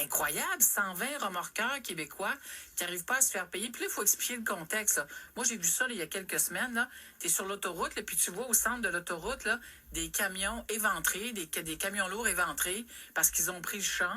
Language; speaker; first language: French; native; French